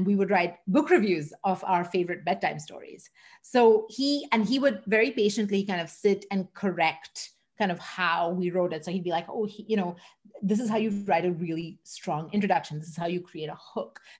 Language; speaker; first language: English; non-native, local second language; Hindi